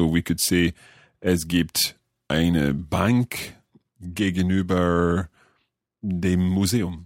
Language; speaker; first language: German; non-native, learner; English